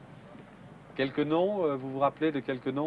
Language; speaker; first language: French; native; French